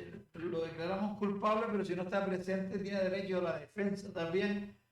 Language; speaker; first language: Spanish; native; Spanish